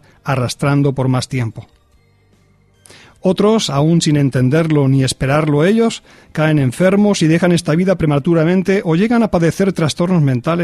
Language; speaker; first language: Spanish; native; Spanish